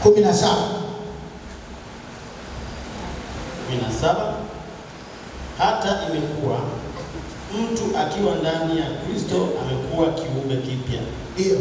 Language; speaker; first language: Swahili; native; Swahili